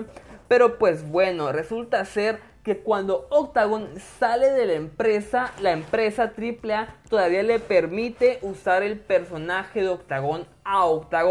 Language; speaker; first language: Spanish; native; Spanish